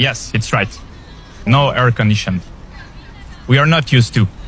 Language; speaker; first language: English; non-native, fluent; French